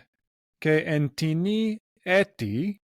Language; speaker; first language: Greek; non-native, learner; English